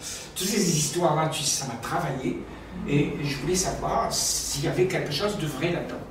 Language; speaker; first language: French; native; French